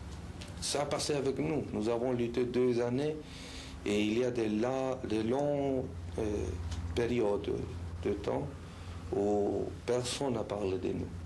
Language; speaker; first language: French; non-native, fluent; Spanish